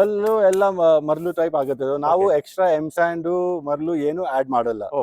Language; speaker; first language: Kannada; non-native, local second language; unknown